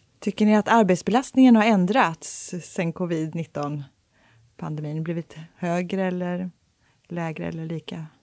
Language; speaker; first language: Swedish; native; Swedish